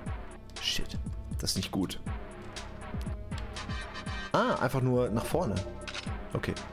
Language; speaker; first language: German; native; German